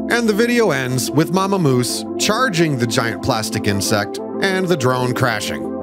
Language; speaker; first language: English; native; English